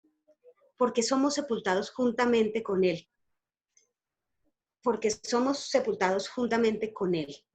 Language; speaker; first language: Spanish; native; Spanish